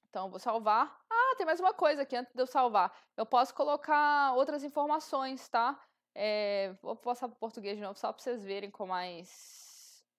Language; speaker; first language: Portuguese; native; Portuguese